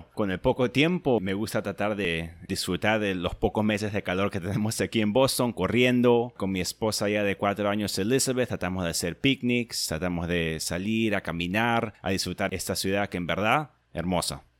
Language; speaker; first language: Spanish; native; Spanish